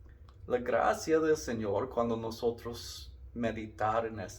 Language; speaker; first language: Spanish; non-native, learner; English